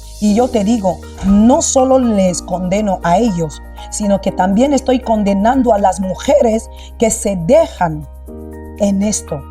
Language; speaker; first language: Spanish; non-native, local second language; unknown